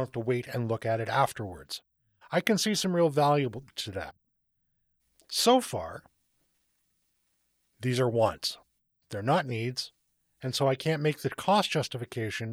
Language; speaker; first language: English; native; English